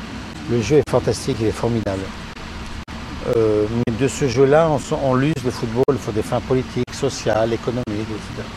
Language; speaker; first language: French; native; French